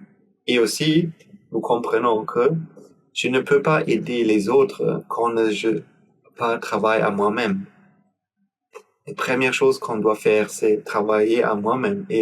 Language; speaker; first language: French; non-native, learner; German